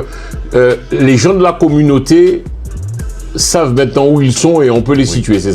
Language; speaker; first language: French; non-native, local second language; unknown